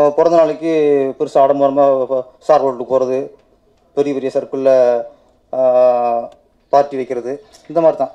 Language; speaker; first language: Tamil; native; Tamil